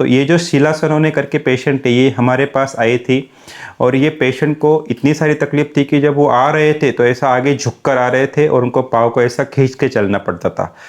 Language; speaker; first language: Hindi; non-native, local second language; Marathi